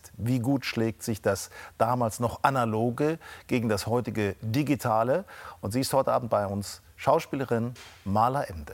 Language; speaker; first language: German; native; German